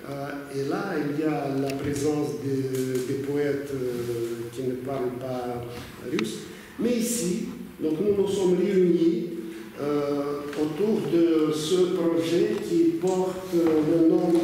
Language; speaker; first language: French; non-native, fluent; Russian